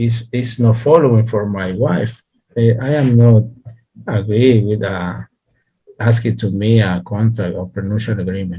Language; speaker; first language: English; non-native, learner; Spanish